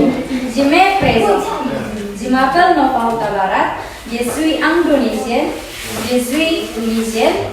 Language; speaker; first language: French; non-native, learner; Indonesian